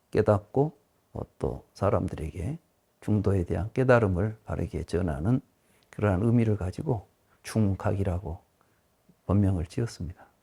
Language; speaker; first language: Korean; native; Korean